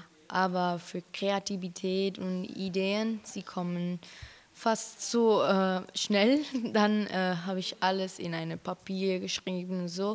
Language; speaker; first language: German; non-native, learner; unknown